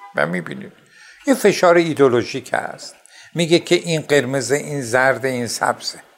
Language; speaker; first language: Persian; non-native, local second language; Azerbaijani